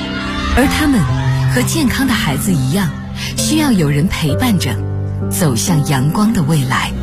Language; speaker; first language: Chinese; native; Chinese